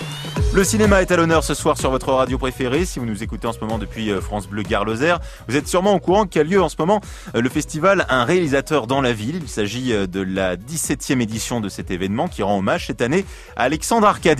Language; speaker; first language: French; native; French